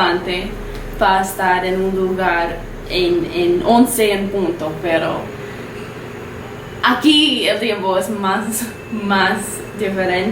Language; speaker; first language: Spanish; non-native, learner; English